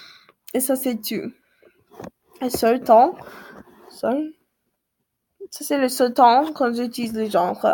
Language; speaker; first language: French; non-native, learner; English